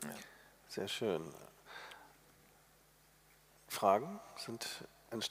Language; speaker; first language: German; native; German